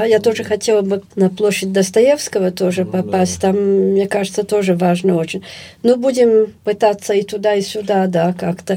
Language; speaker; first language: Russian; early bilingual, heritage; Russian